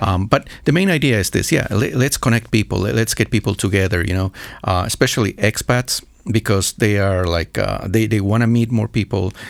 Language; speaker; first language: English; non-native, fluent; Spanish